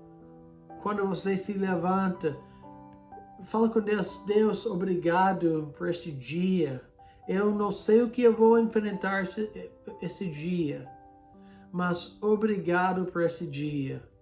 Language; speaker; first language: Portuguese; non-native, fluent; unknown